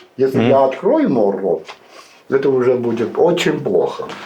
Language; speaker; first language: Russian; non-native, fluent; Armenian